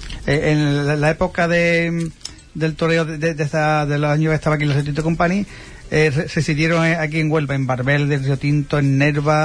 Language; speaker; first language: Spanish; native; Spanish